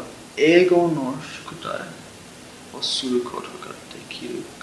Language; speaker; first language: Japanese; non-native, learner; English